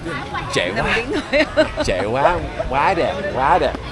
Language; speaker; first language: Vietnamese; non-native, learner; English